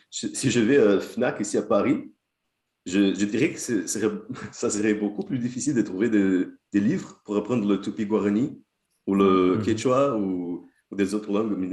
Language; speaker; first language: French; non-native, fluent; Portuguese